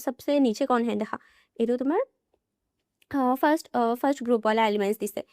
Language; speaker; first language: Hindi; non-native, local second language; Assamese